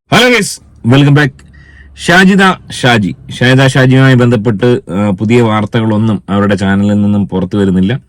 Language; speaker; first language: Malayalam; native; Malayalam